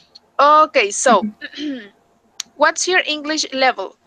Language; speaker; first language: English; non-native, fluent; Spanish